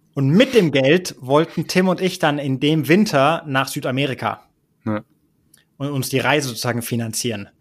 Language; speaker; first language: German; early bilingual, heritage; German